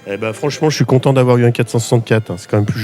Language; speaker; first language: French; native; French